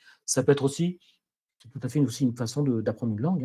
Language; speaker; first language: French; native; French